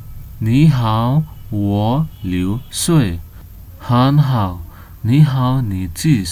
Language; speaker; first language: Chinese; non-native, fluent; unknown